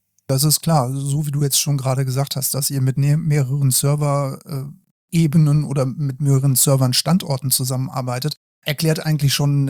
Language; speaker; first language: German; native; German